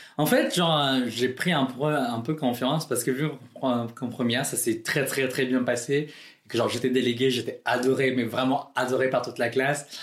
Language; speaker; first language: French; non-native, fluent; Filipino